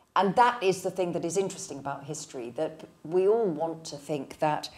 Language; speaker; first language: English; native; English